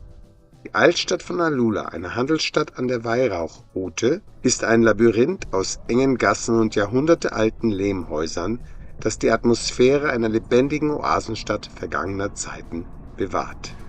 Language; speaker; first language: German; native; German